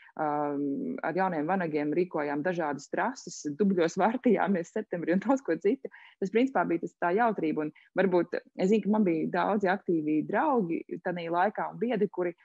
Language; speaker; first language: Latvian; native; Latvian